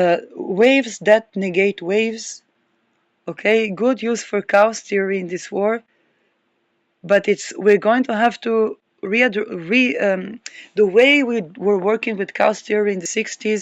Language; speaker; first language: English; non-native, fluent; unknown